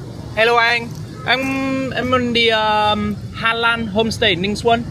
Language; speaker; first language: Vietnamese; non-native, learner; English